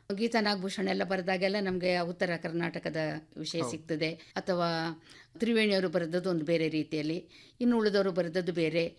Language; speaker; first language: Kannada; non-native, local second language; Tulu